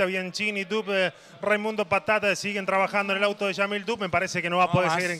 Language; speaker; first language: Spanish; native; Spanish